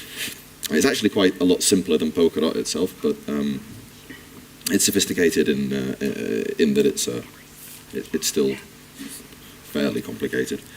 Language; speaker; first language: English; native; English